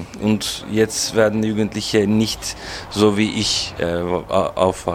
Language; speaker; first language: German; non-native, fluent; Turkish